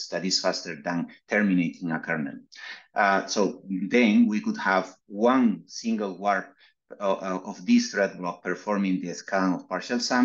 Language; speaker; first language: English; non-native, fluent; Spanish